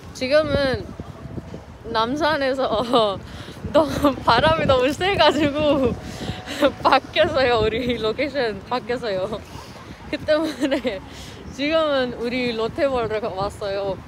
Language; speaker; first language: Korean; non-native, learner; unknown